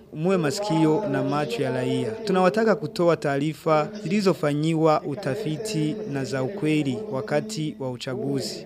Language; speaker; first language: Swahili; non-native, local second language; Rundi